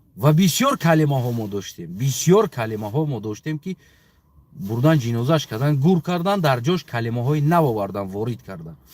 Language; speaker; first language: Tajik; native; Tajik